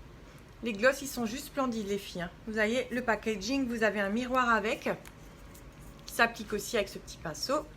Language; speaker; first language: French; native; French